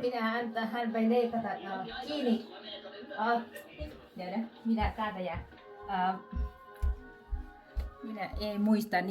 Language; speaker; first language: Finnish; non-native, learner; Thai